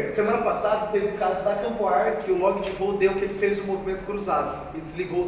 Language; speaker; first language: Portuguese; native; Portuguese